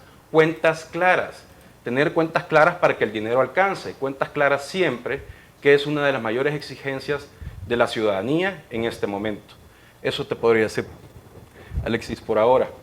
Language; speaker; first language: Spanish; native; Spanish